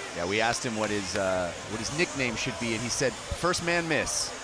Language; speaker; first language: English; native; English